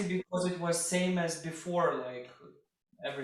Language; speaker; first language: English; non-native, fluent; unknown